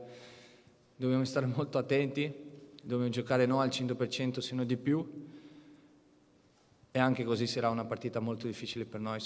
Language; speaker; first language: Italian; non-native, fluent; Portuguese